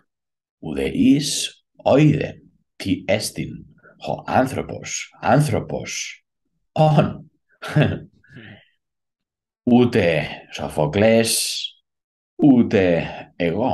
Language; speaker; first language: Greek; non-native, learner; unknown